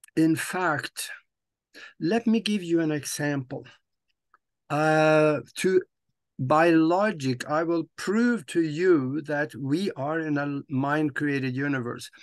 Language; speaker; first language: English; non-native, fluent; Norwegian